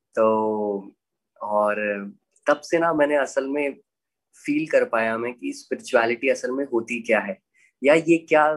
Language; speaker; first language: Hindi; native; Hindi